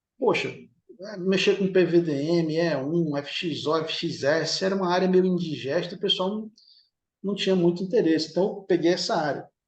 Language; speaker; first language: Portuguese; native; Portuguese